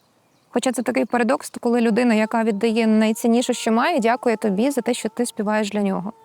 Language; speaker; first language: Ukrainian; native; Ukrainian